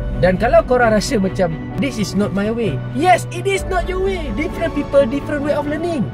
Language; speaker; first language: English; non-native, local second language; Malay